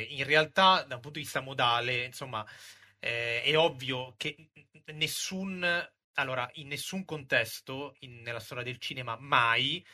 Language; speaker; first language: Italian; native; Italian